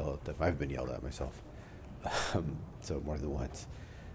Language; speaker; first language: English; early bilingual, other home language; Urdu